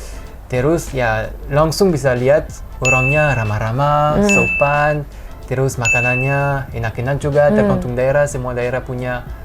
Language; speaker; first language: Indonesian; non-native, fluent; French